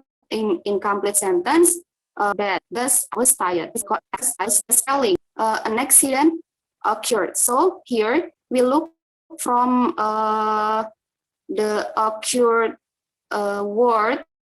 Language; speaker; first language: English; non-native, fluent; Indonesian